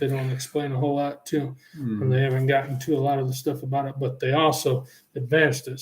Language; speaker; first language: English; native; English